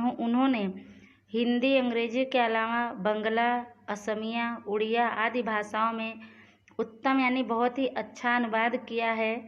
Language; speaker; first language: Hindi; non-native, local second language; Gujarati